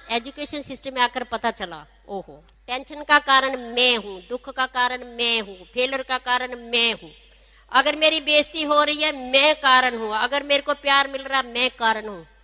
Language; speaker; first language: Hindi; non-native, local second language; Punjabi